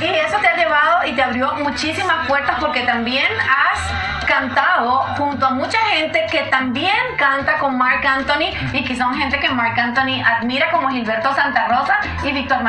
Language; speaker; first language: Spanish; native; Spanish